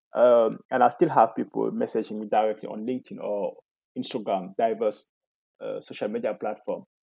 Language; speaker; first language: English; non-native, fluent; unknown